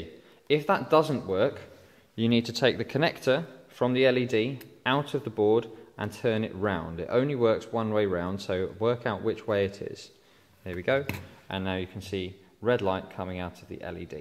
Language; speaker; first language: English; native; English